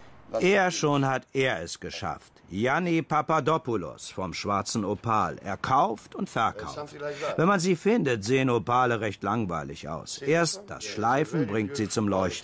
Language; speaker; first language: German; native; German